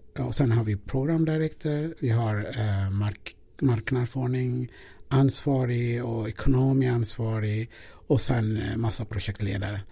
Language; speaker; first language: Swedish; non-native, fluent; Amharic